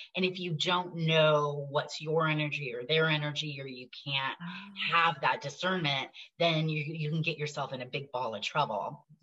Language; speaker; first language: English; native; English